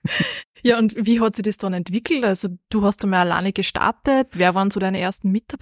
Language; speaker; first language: German; native; German